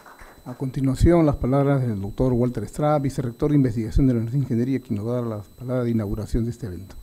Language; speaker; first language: Spanish; native; Spanish